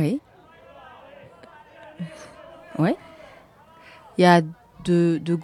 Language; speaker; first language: French; native; French